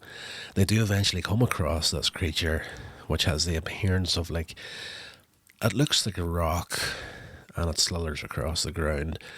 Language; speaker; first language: English; native; English